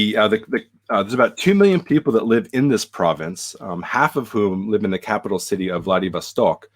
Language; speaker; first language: English; native; English